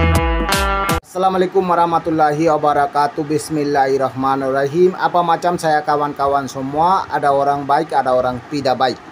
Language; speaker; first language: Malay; non-native, learner; Bangla